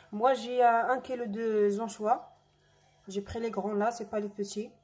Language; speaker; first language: French; non-native, local second language; Arabic